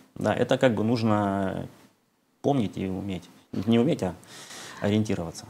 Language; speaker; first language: Russian; native; Russian